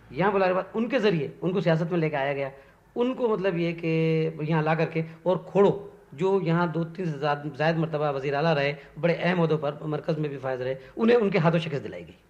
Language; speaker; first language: Urdu; non-native, local second language; Sindhi